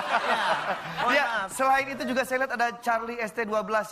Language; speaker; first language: Indonesian; native; Indonesian